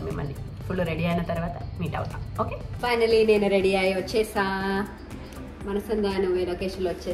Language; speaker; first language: Telugu; non-native, local second language; Malayalam